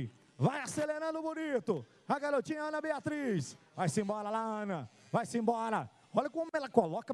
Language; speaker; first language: Portuguese; native; Portuguese